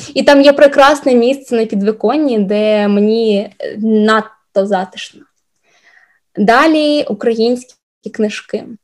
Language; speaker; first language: Ukrainian; non-native, local second language; Russian